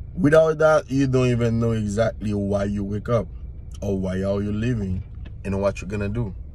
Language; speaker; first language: English; non-native, fluent; Haitian Creole